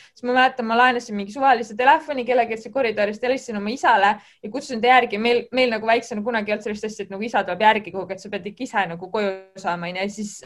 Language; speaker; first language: Estonian; native; Estonian